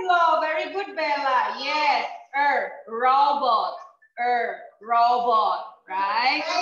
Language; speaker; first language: English; non-native, fluent; Indonesian